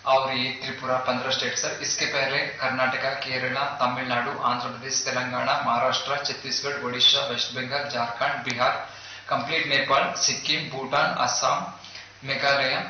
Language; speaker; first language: Hindi; non-native, local second language; Kannada